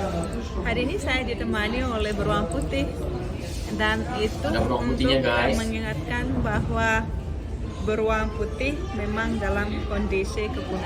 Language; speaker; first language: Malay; non-native, fluent; Russian